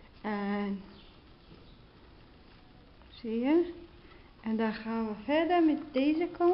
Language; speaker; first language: Dutch; non-native, learner; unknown